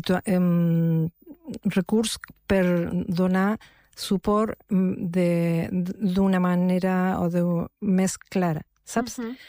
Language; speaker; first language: Catalan; non-native, local second language; Spanish